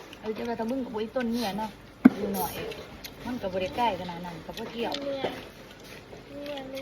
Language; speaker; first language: Thai; non-native, local second language; Lao